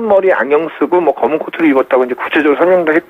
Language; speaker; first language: Korean; native; Korean